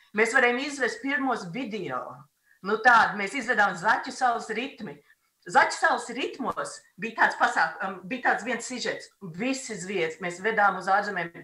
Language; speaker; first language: Latvian; native; Latvian